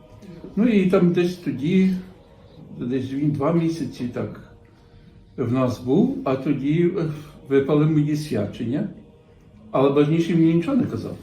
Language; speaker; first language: Ukrainian; early bilingual, heritage; Ukrainian